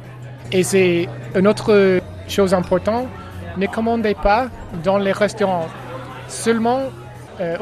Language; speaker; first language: French; non-native, learner; English